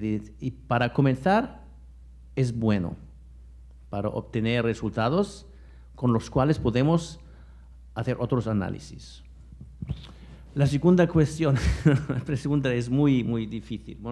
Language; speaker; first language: Spanish; non-native, fluent; German